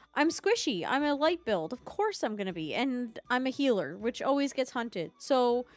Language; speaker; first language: English; native; English